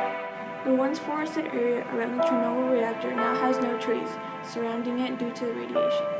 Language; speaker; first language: English; native; English